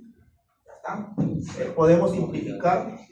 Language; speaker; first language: Spanish; native; Spanish